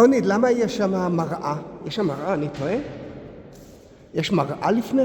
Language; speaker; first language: Hebrew; non-native, fluent; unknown